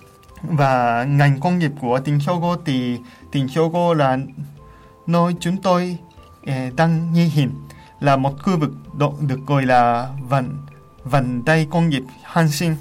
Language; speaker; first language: Vietnamese; non-native, fluent; Japanese